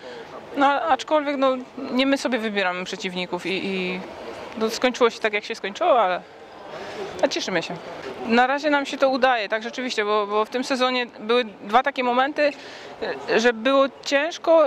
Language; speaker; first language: Polish; native; Polish